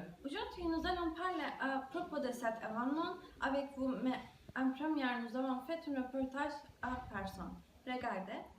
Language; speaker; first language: French; non-native, learner; Turkish